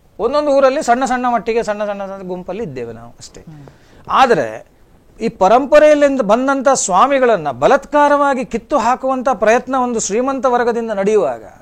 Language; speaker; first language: Kannada; non-native, local second language; Konkani